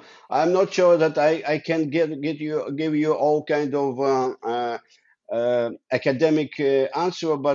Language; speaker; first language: English; non-native, fluent; Ukrainian